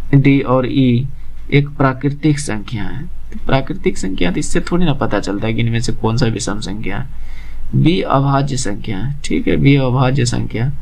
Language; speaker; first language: Hindi; native; Hindi